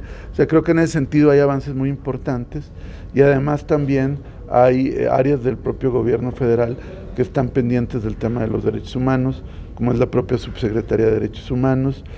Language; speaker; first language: Spanish; native; Spanish